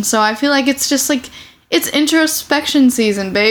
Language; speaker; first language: English; native; English